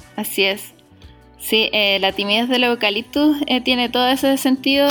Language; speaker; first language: Spanish; native; Spanish